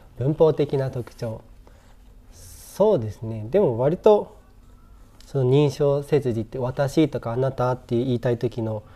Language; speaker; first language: Japanese; native; Japanese